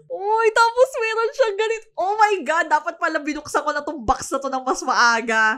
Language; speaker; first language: Filipino; native; Filipino